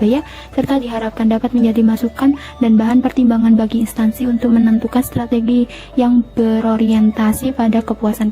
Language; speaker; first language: Indonesian; native; Indonesian